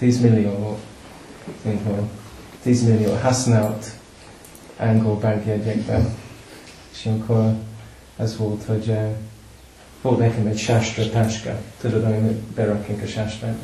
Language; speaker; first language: Hungarian; non-native, learner; English